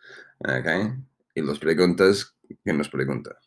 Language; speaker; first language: Spanish; non-native, fluent; English